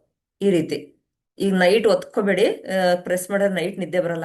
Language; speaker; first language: Kannada; native; Kannada